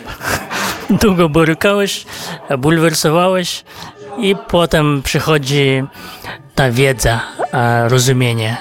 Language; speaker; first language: Polish; non-native, fluent; Kazakh